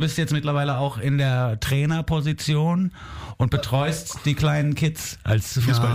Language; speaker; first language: German; native; German